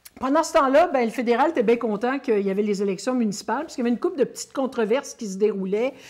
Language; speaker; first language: French; native; French